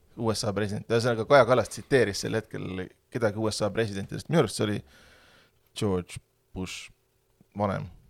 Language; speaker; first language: Estonian; native; Estonian